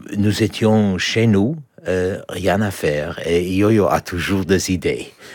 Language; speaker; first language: French; non-native, fluent; English